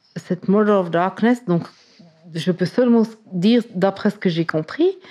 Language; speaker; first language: French; native; French